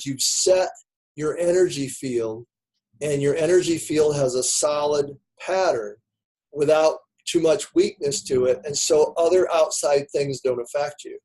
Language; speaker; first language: English; native; English